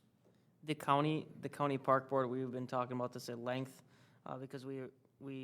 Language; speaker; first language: English; native; English